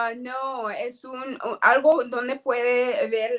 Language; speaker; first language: Spanish; non-native, learner; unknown